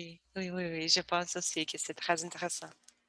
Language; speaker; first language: French; non-native, learner; Portuguese